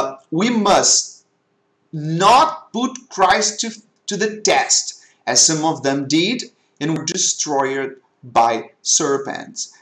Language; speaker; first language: English; non-native, fluent; Portuguese